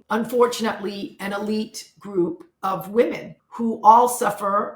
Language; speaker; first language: English; native; English